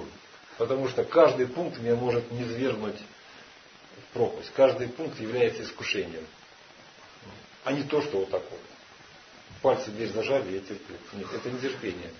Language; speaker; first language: Russian; native; Russian